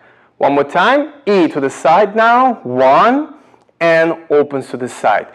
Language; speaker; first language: English; non-native, fluent; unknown